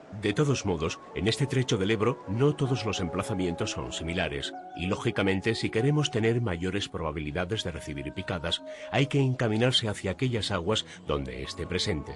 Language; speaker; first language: Spanish; native; Spanish